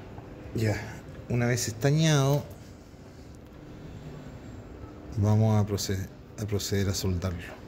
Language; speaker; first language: Spanish; native; Spanish